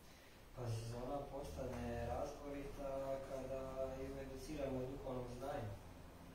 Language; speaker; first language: Croatian; native; Croatian